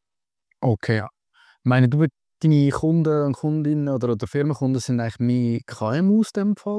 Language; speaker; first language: German; native; German